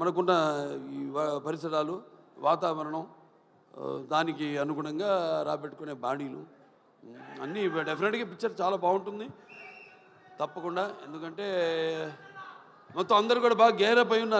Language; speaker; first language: Telugu; native; Telugu